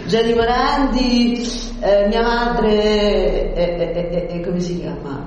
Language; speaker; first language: Italian; early bilingual, heritage; French